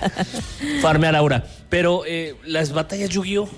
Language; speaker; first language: Spanish; native; Spanish